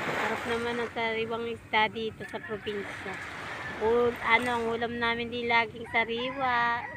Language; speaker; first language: Filipino; native; Filipino